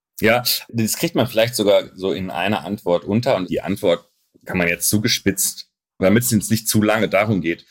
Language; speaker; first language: German; early bilingual, other home language; Arabic